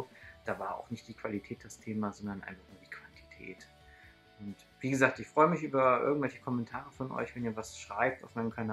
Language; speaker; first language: German; native; German